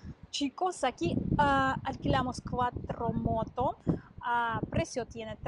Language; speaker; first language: Spanish; non-native, learner; Russian